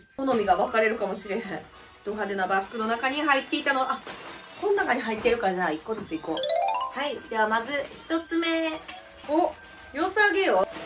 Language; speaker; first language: Japanese; native; Japanese